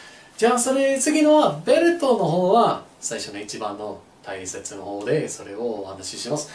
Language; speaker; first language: Japanese; non-native, learner; English